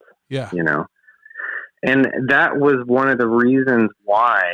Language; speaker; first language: English; native; English